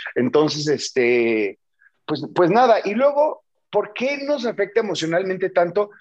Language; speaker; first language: Spanish; native; Spanish